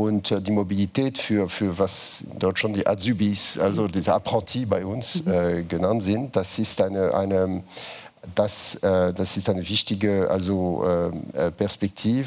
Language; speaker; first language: German; non-native, fluent; French